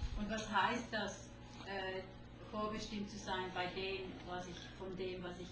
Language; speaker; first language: German; non-native, fluent; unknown